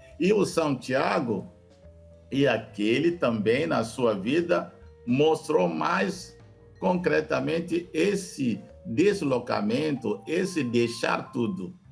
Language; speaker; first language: Portuguese; non-native, fluent; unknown